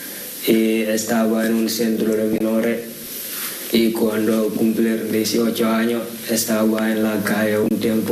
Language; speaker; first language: Spanish; non-native, learner; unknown